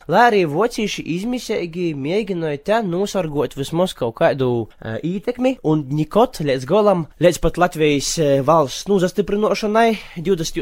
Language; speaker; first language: Latvian; native; Latvian